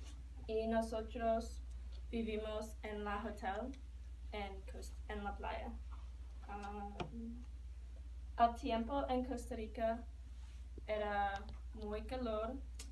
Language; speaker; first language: Spanish; non-native, learner; English